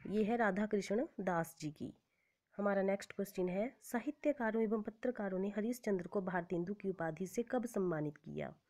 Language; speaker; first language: Hindi; native; Hindi